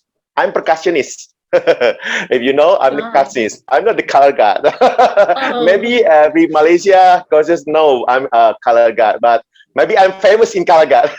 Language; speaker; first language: English; non-native, learner; Indonesian